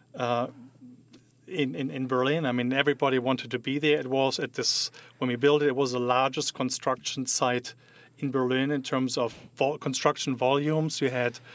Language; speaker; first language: English; non-native, fluent; German